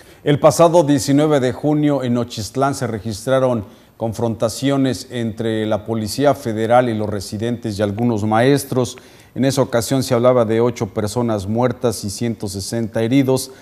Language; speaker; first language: Spanish; native; Spanish